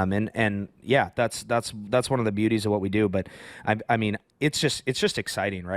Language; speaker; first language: English; native; English